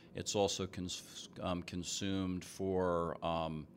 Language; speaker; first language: English; native; English